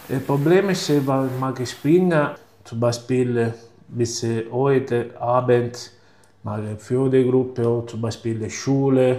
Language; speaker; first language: German; non-native, learner; Italian